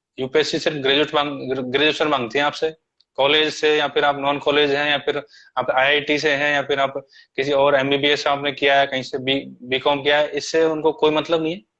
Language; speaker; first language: Hindi; native; Hindi